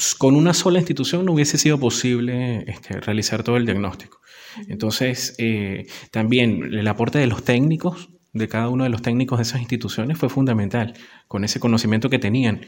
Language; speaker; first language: Spanish; native; Spanish